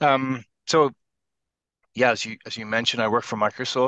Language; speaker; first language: English; native; English